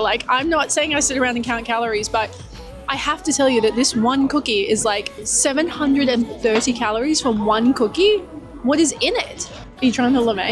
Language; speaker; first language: English; native; English